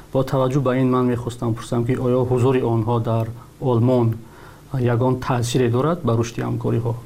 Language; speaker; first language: Persian; native; Persian